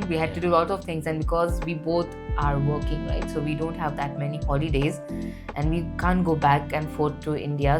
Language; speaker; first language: English; non-native, local second language; Hindi